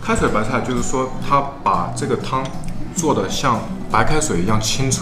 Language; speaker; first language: Chinese; native; Chinese